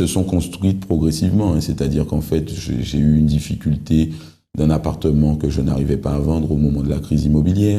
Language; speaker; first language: French; native; French